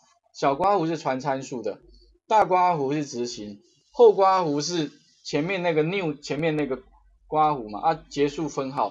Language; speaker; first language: Chinese; native; Chinese